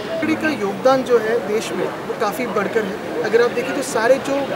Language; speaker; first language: Hindi; non-native, local second language; Marathi